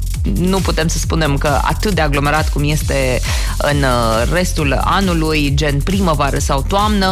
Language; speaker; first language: Romanian; native; Romanian